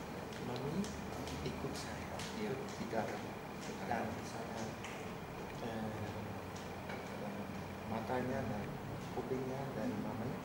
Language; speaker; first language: Indonesian; early bilingual, heritage; Dutch